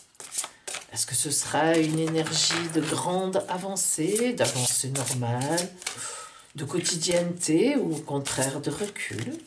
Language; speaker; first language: French; native; French